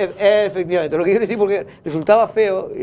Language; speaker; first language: Spanish; native; Spanish